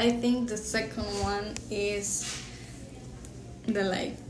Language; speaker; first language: English; non-native, learner; Spanish